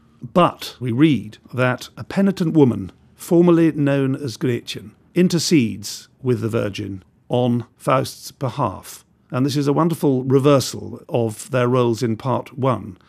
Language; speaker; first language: English; native; English